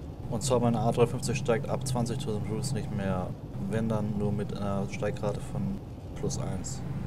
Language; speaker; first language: German; native; German